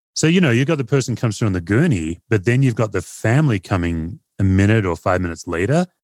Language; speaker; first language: English; native; English